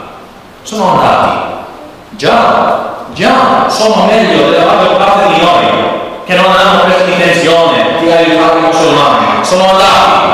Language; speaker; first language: Italian; non-native, learner; English